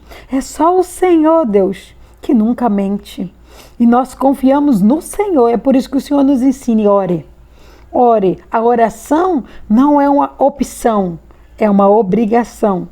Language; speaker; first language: Portuguese; native; Portuguese